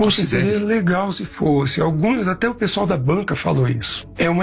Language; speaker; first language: Portuguese; native; Portuguese